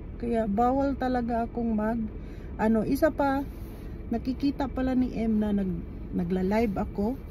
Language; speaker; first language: Filipino; non-native, local second language; Cebuano